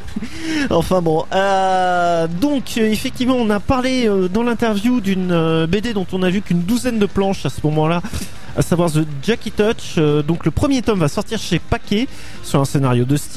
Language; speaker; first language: French; native; French